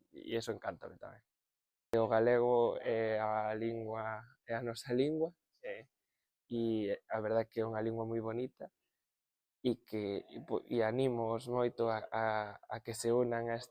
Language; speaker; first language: Galician; non-native, local second language; Spanish